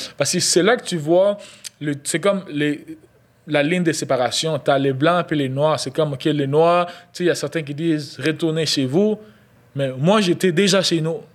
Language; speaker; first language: French; non-native, local second language; Lingala